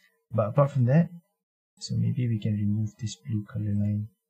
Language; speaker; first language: English; non-native, local second language; Malay